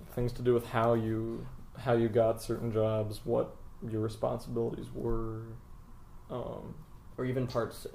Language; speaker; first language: English; native; English